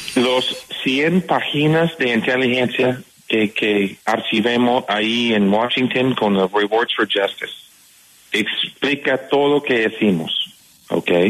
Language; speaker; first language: Spanish; non-native, fluent; English